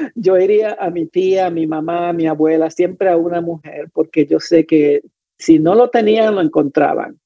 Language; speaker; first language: Spanish; native; Spanish